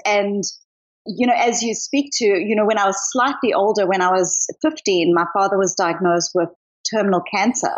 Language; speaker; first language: English; native; English